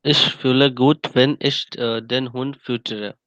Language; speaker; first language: German; non-native, learner; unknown